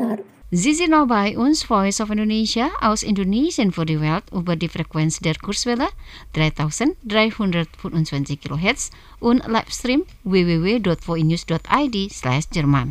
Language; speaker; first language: German; non-native, fluent; Indonesian